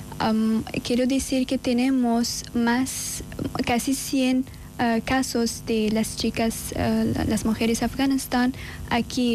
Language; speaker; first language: Spanish; non-native, learner; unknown